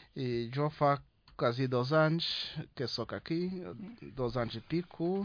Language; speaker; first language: Catalan; non-native, fluent; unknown